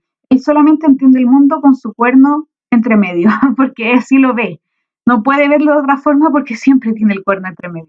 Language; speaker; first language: Spanish; native; Spanish